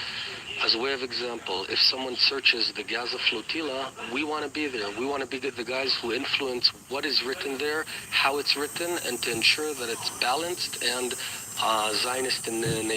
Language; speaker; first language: English; non-native, fluent; Hebrew